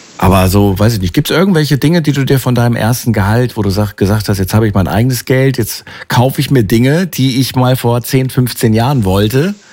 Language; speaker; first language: German; native; German